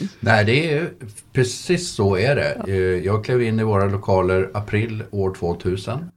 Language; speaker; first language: Swedish; native; Swedish